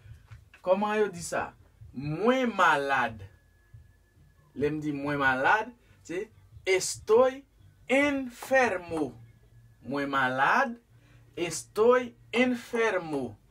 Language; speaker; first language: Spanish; non-native, fluent; Haitian Creole